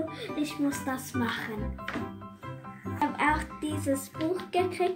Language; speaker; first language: German; early bilingual, other home language; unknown